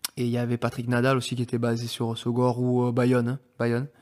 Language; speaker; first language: French; native; French